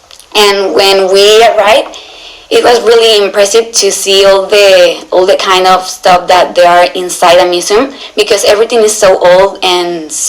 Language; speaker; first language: English; non-native, learner; Spanish